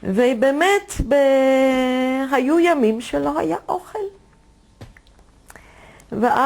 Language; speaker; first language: Hebrew; non-native, fluent; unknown